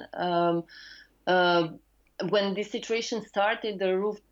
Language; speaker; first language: English; non-native, fluent; Serbian